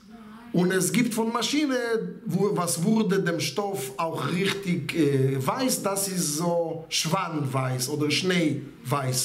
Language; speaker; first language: German; non-native, fluent; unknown